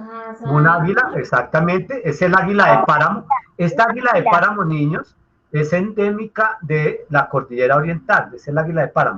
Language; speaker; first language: Spanish; native; Spanish